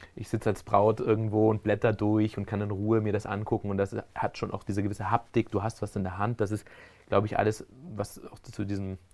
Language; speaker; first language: German; early bilingual, other home language; Spanish